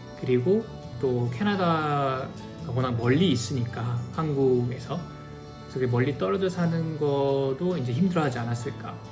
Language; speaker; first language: Korean; native; Korean